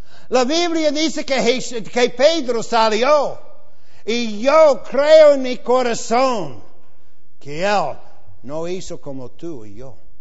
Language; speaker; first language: Spanish; non-native, fluent; English